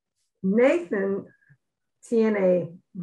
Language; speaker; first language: Spanish; non-native, learner; English